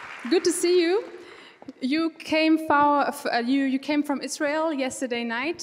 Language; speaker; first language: English; non-native, fluent; German